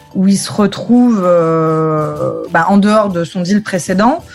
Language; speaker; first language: French; native; French